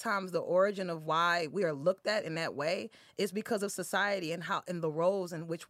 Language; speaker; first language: English; native; English